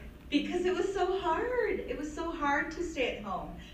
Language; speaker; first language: English; early bilingual, other home language; Spanish